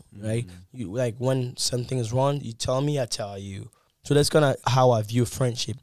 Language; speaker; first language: English; non-native, fluent; Lingala